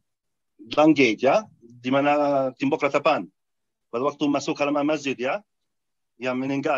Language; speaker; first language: Indonesian; non-native, fluent; Arabic